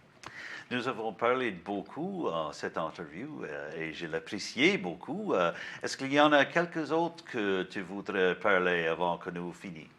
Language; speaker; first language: French; non-native, learner; English